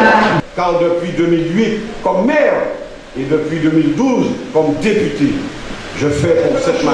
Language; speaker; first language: French; native; French